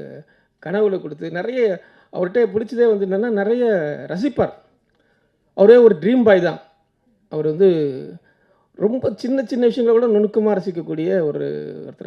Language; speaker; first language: Tamil; native; Tamil